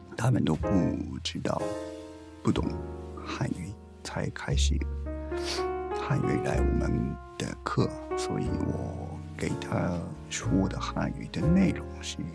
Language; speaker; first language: Chinese; non-native, learner; Japanese